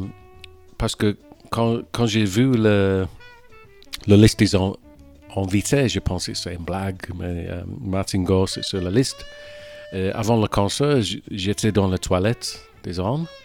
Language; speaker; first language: French; non-native, fluent; English